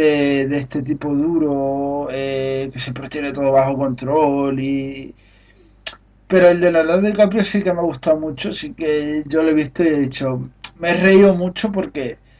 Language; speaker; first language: Spanish; native; Spanish